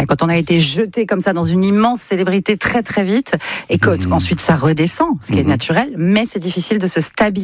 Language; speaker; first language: French; native; French